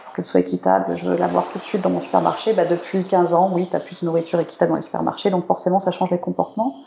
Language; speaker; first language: French; native; French